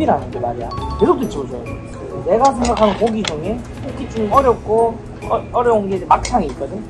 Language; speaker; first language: Korean; native; Korean